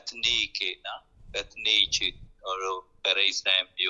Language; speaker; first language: Italian; non-native, learner; Burmese